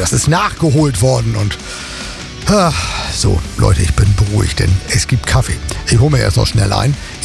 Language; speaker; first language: German; native; German